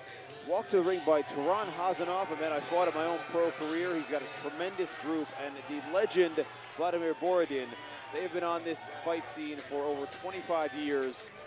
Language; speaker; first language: English; native; English